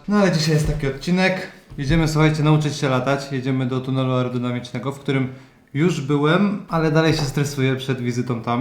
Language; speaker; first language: Polish; native; Polish